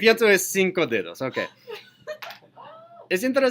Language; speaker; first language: Spanish; non-native, learner; English